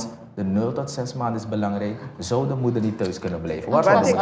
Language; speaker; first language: Dutch; native; Dutch